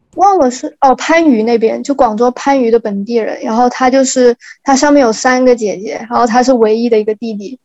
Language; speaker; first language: Chinese; native; Chinese